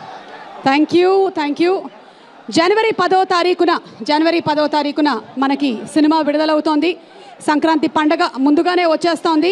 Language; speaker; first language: Telugu; native; Telugu